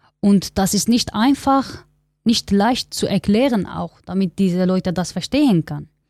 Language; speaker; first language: German; non-native, learner; Kurdish